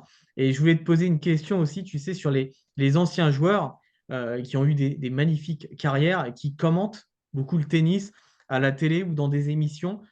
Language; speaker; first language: French; native; French